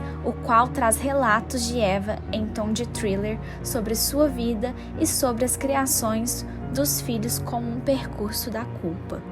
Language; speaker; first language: Portuguese; native; Portuguese